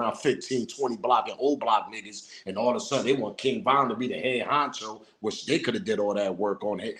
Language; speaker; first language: English; native; English